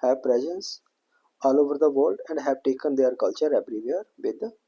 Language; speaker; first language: English; non-native, local second language; Punjabi